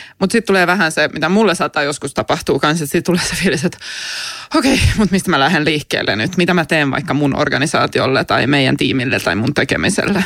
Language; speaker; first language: Finnish; native; Finnish